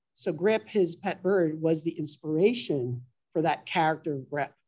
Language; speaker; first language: English; native; English